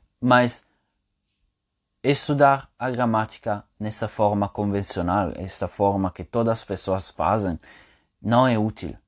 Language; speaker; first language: Portuguese; non-native, fluent; Italian